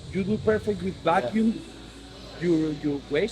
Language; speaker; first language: English; non-native, learner; Spanish